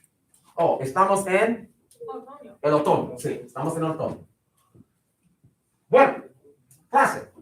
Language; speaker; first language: Spanish; non-native, fluent; English